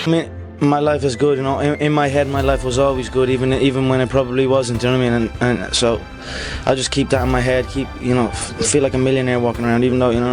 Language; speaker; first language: English; native; English